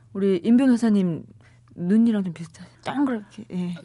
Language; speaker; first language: Korean; native; Korean